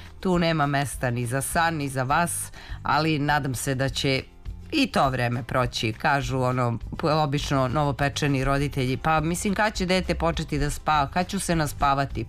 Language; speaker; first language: Serbian; native; Serbian